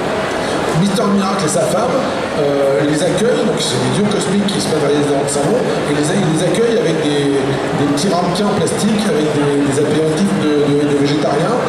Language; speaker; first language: French; native; French